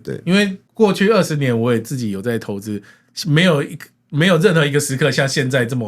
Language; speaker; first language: Chinese; native; Chinese